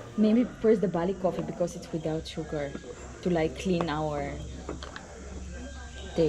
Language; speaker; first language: English; non-native, fluent; Bulgarian